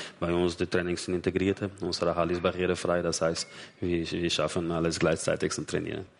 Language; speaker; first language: German; non-native, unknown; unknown